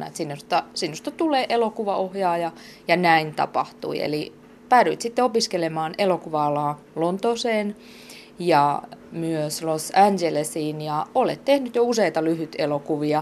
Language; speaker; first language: Finnish; native; Finnish